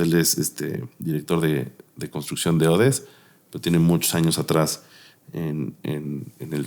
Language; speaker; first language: Spanish; native; Spanish